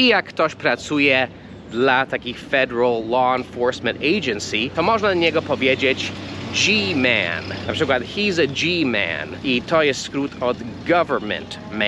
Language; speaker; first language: Polish; non-native, fluent; English